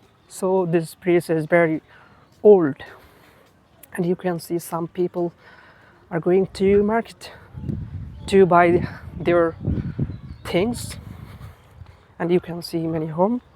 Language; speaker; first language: English; non-native, learner; Bangla